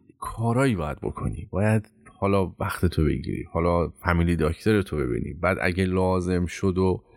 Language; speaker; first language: Persian; native; Persian